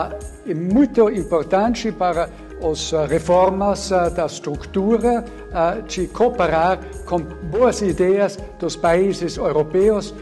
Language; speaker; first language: Portuguese; non-native, fluent; German